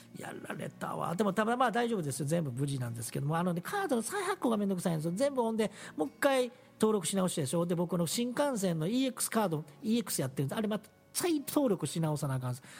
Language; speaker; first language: Japanese; native; Japanese